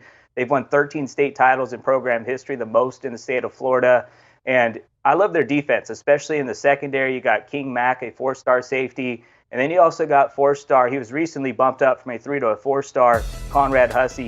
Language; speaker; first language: English; native; English